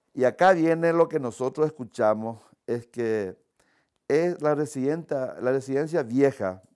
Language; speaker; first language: Spanish; native; Spanish